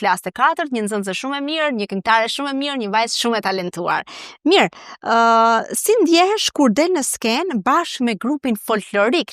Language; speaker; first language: Albanian; native; Albanian